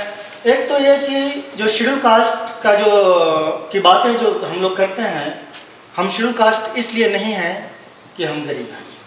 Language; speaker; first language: Hindi; native; Hindi